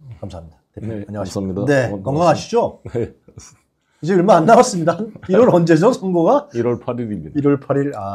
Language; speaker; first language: Korean; native; Korean